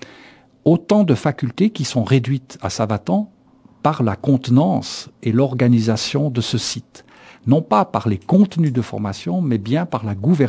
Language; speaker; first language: French; native; French